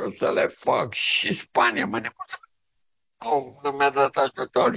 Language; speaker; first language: Romanian; native; Romanian